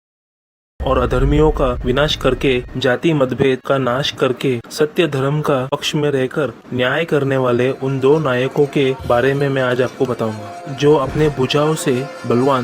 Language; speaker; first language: Hindi; non-native, local second language; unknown